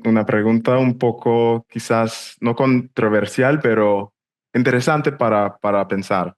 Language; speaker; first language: Spanish; non-native, fluent; English